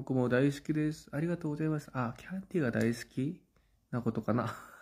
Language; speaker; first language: Japanese; non-native, fluent; Korean